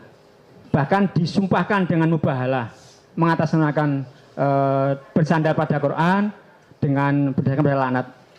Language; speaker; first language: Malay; non-native, local second language; Javanese